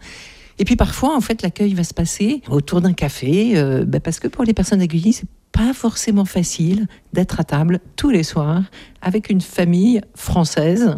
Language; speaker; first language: French; native; French